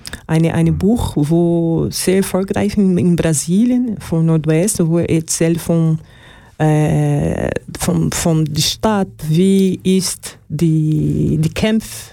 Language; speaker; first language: German; non-native, learner; Portuguese